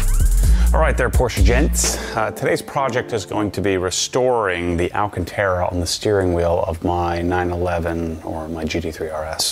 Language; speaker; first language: English; native; English